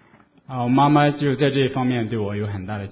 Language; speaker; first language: Chinese; native; Chinese